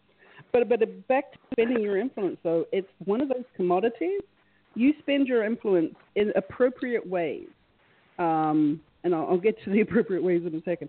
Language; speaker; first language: English; native; English